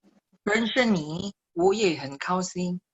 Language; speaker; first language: Chinese; non-native, learner; Indonesian